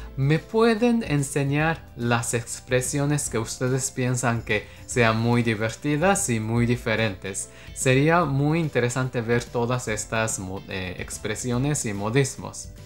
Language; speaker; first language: Spanish; non-native, fluent; Japanese